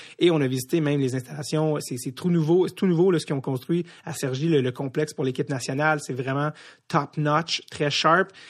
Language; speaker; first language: French; native; French